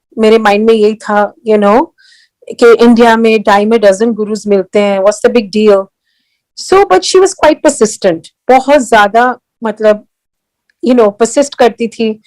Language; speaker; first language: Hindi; early bilingual, heritage; Hindi